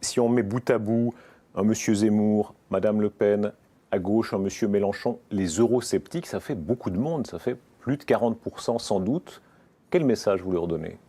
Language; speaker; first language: French; native; French